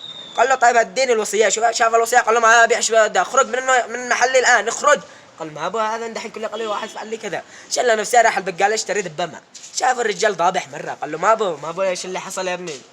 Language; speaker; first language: Arabic; native; Arabic